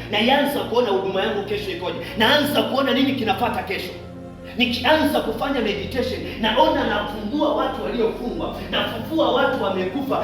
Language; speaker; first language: Swahili; native; Swahili